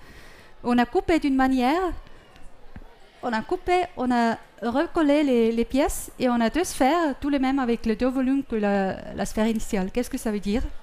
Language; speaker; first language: French; non-native, fluent; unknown